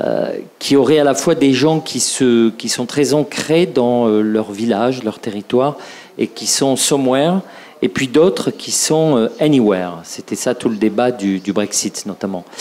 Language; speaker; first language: French; native; French